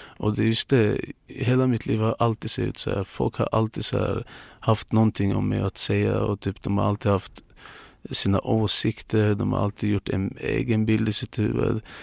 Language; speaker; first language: Swedish; non-native, fluent; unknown